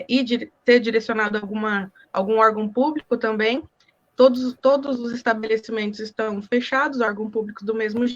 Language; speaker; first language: Portuguese; native; Portuguese